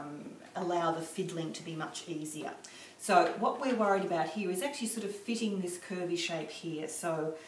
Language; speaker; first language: English; native; English